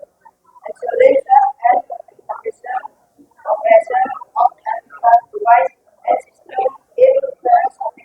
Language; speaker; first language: English; non-native, learner; Indonesian